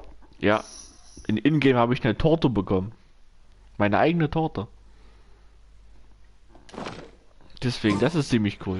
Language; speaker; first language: German; native; German